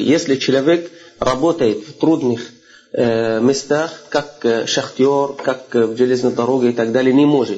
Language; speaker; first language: Russian; non-native, fluent; Arabic